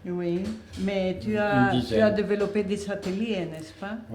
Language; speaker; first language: French; non-native, fluent; Spanish